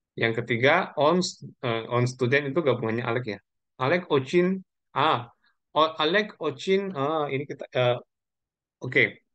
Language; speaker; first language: Indonesian; non-native, local second language; Javanese